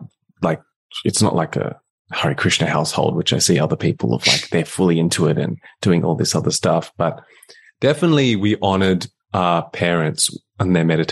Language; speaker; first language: English; native; English